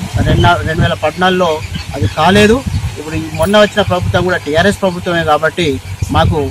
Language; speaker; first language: Telugu; non-native, local second language; Lambadi